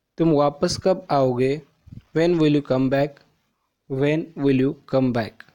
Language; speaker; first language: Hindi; non-native, local second language; Marathi